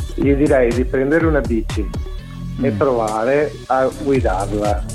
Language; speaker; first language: Italian; native; Italian